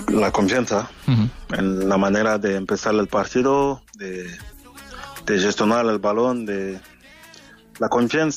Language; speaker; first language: Spanish; non-native, learner; French